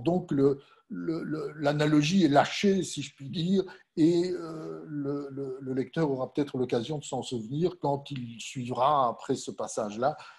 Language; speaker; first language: French; native; French